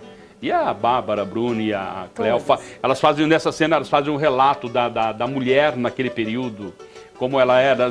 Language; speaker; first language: Portuguese; native; Portuguese